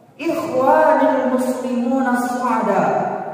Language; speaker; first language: Arabic; non-native, learner; Indonesian